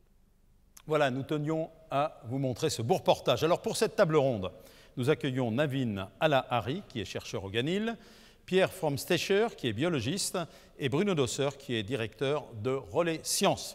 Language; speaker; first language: French; native; French